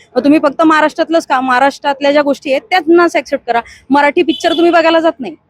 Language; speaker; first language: Marathi; non-native, local second language; Hindi